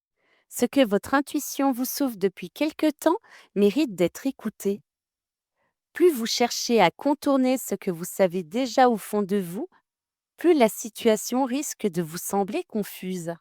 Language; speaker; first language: French; native; French